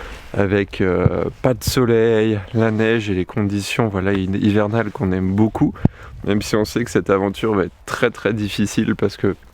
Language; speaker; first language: French; native; French